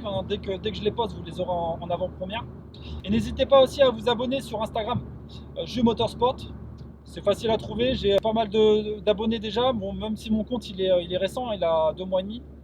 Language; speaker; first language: French; native; French